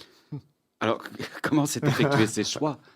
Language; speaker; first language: French; native; French